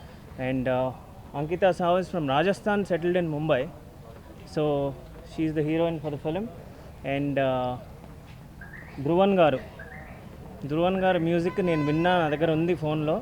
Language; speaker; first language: Telugu; native; Telugu